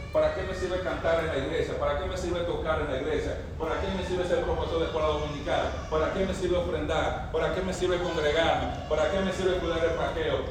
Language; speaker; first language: Spanish; native; Spanish